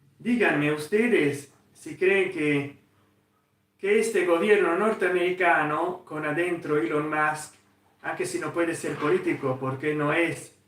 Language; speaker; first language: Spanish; non-native, fluent; Italian